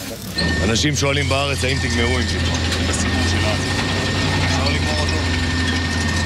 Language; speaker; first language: Hebrew; native; Hebrew